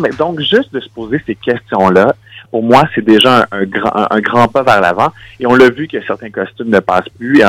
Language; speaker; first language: French; native; French